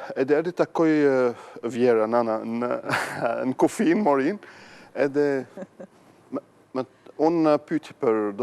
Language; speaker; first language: Albanian; non-native, learner; Arabic